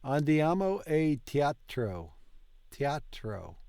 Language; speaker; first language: Italian; non-native, learner; English